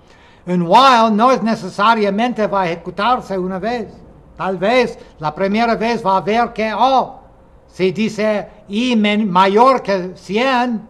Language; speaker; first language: Spanish; non-native, fluent; English